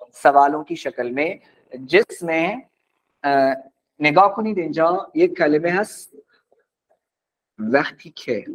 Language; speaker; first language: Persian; non-native, fluent; Urdu